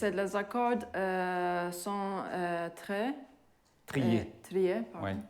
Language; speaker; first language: French; non-native, fluent; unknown